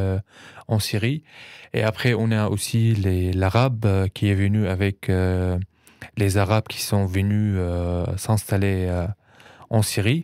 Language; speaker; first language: French; non-native, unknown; Arabic